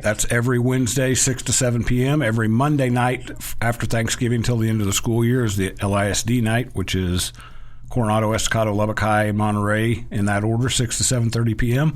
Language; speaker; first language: English; native; English